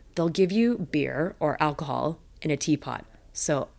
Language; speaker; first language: English; native; English